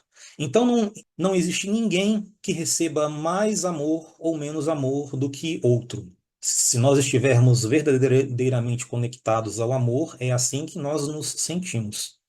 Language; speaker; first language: Portuguese; native; Portuguese